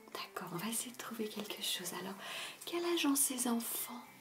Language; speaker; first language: French; native; French